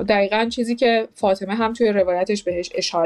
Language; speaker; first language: Persian; native; Persian